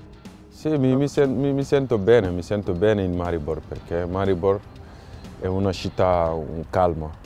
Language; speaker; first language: Italian; non-native, fluent; French